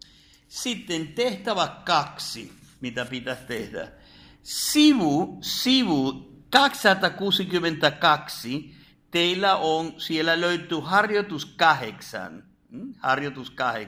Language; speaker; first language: Finnish; non-native, fluent; Spanish